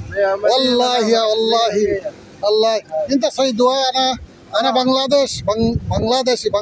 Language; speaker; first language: Arabic; non-native, learner; Bangla